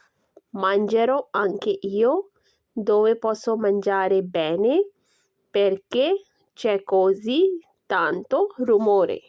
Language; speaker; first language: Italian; non-native, learner; Urdu